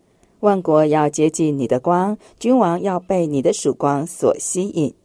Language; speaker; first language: Chinese; native; Chinese